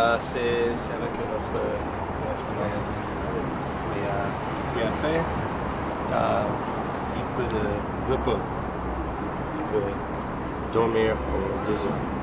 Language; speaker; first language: French; non-native, learner; English